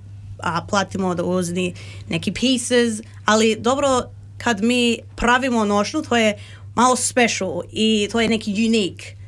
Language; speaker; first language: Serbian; early bilingual, heritage; Serbian